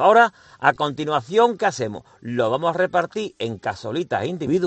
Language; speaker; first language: Spanish; native; Spanish